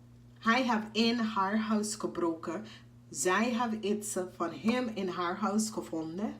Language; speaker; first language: Dutch; non-native, fluent; English